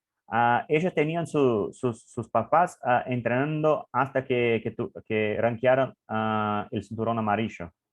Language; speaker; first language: Spanish; non-native, learner; English